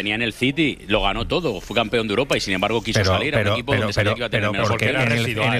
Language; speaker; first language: Spanish; native; Spanish